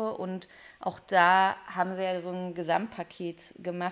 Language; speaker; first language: German; native; German